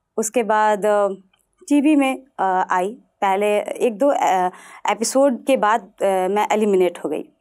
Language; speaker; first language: Hindi; non-native, local second language; Bhojpuri